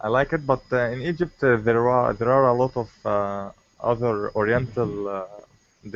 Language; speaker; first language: English; non-native, learner; Arabic